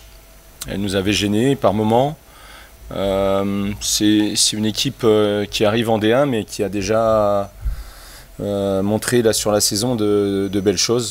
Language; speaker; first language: French; native; French